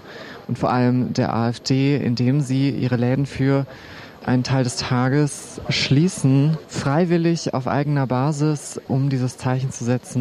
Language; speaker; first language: German; native; German